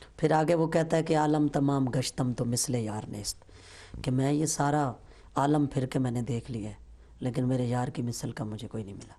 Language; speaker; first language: Urdu; non-native, local second language; Saraiki